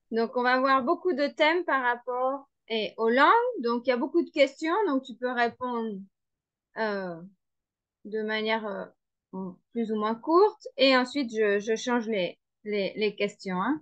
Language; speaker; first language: French; non-native, fluent; Spanish